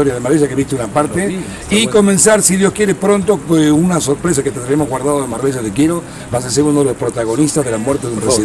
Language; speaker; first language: Spanish; native; Spanish